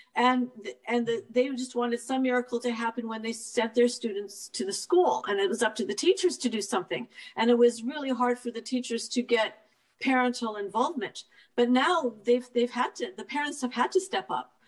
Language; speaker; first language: English; native; English